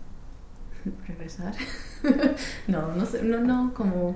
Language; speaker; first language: Spanish; non-native, fluent; English